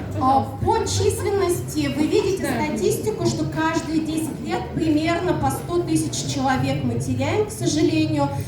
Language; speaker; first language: Russian; non-native, local second language; Udmurt